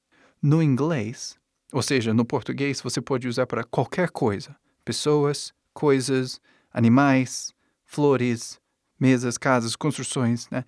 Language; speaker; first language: Portuguese; non-native, fluent; English